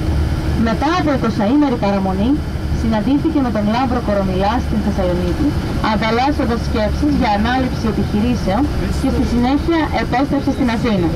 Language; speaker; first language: Greek; native; Greek